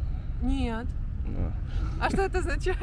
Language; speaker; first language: Russian; native; Russian